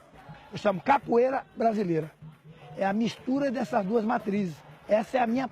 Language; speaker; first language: Portuguese; native; Portuguese